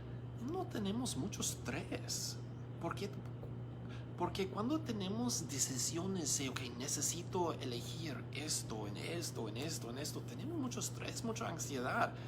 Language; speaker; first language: Spanish; non-native, learner; English